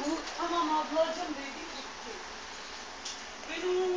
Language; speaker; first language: Turkish; non-native, learner; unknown